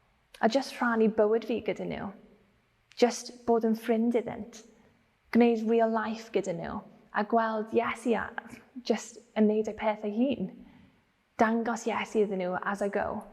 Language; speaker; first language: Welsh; non-native, fluent; English